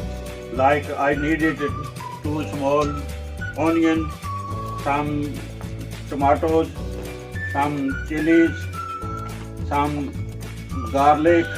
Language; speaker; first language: English; non-native, learner; Punjabi